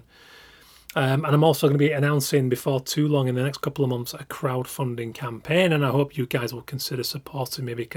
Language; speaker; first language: English; native; English